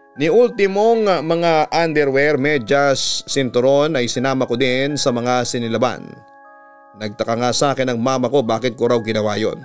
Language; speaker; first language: Filipino; native; Filipino